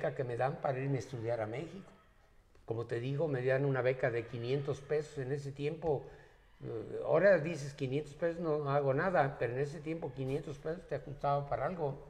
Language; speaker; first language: Spanish; native; Spanish